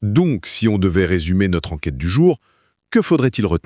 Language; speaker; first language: French; native; French